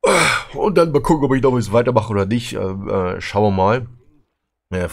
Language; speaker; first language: German; native; German